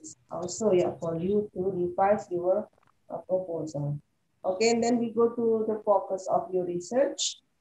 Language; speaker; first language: English; non-native, fluent; Indonesian